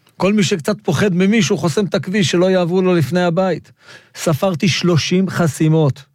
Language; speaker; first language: Hebrew; non-native, local second language; Arabic